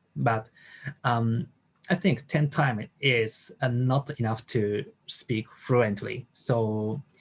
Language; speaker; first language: English; non-native, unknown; Japanese